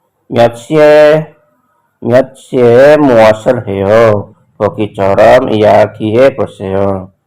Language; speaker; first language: Korean; non-native, fluent; Indonesian